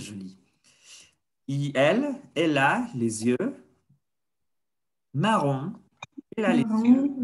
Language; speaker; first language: French; non-native, fluent; Spanish